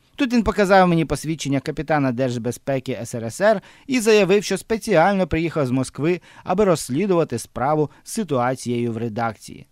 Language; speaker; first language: Ukrainian; native; Ukrainian